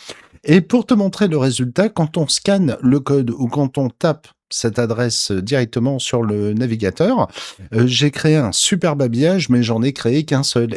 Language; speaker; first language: French; native; French